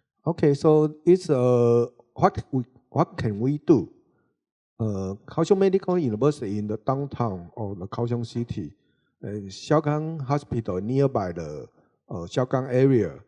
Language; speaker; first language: English; non-native, learner; Chinese